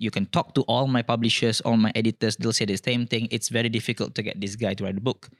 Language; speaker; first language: English; non-native, local second language; Malay